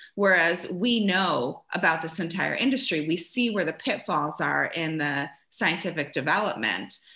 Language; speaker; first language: English; early bilingual, other home language; German